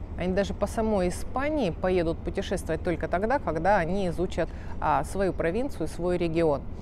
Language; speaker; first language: Russian; native; Russian